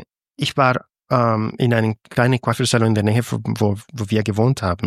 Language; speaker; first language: German; non-native, fluent; Spanish